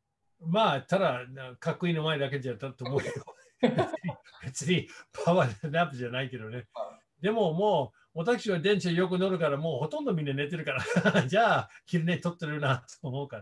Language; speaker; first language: Japanese; non-native, fluent; English